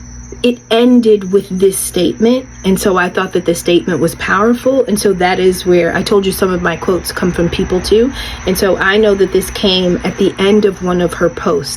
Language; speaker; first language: English; native; English